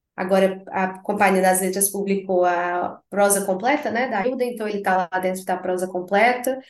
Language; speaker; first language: Portuguese; native; Portuguese